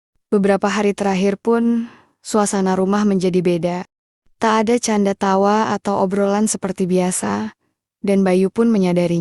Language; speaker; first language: Indonesian; native; Indonesian